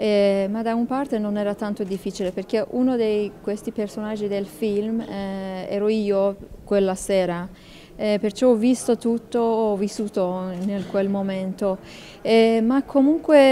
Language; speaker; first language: Italian; non-native, learner; Persian